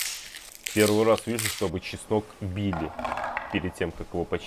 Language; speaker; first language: Russian; native; Russian